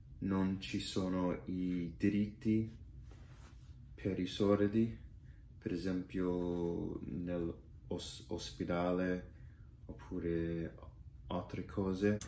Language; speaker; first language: Italian; non-native, learner; English